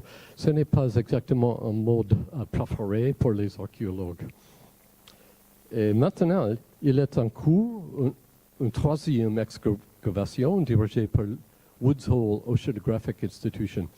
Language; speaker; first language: French; non-native, fluent; English